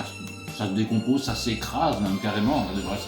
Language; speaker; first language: French; native; French